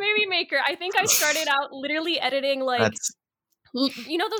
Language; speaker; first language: English; early bilingual, other home language; Spanish